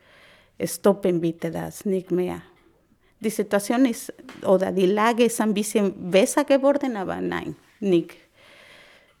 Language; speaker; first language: German; non-native, learner; Spanish